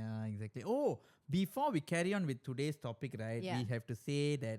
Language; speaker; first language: English; native; English